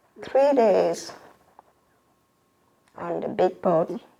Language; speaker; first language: English; non-native, learner; Vietnamese